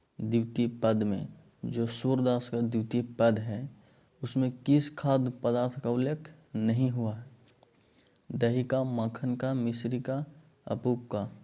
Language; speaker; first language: Hindi; native; Hindi